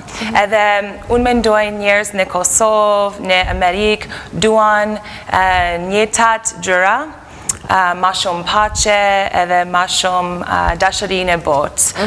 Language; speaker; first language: Albanian; non-native, learner; English